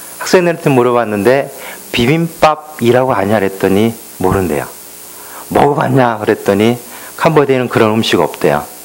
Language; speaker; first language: Korean; native; Korean